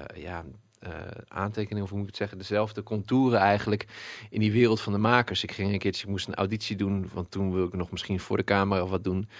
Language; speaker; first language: Dutch; early bilingual, other home language; Arabic